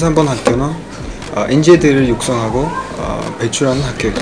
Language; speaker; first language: Korean; non-native, fluent; Mongolian